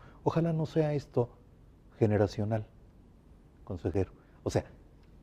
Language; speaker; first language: Spanish; native; Spanish